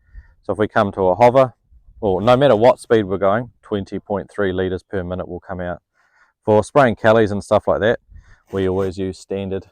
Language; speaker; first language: English; native; English